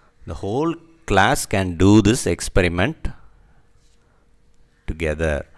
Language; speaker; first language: English; non-native, local second language; Tamil